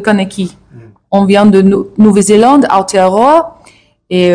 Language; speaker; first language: French; non-native, learner; English